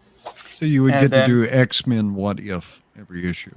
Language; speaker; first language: English; native; English